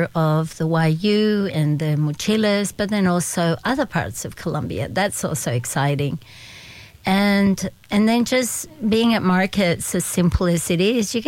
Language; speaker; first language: English; early bilingual, other home language; Spanish